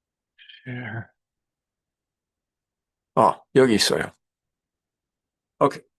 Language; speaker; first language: Korean; non-native, learner; English